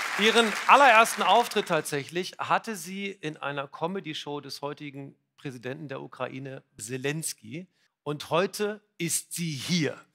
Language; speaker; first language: German; native; German